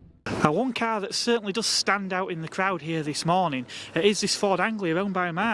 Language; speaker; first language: English; native; English